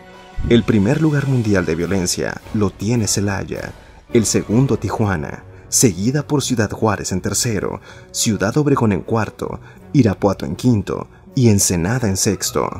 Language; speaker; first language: Spanish; native; Spanish